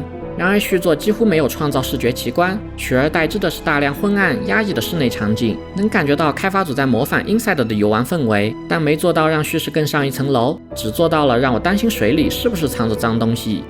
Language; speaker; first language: Chinese; native; Chinese